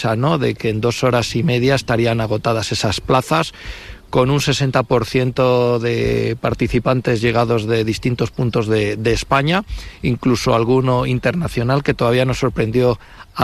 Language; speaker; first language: Spanish; native; Spanish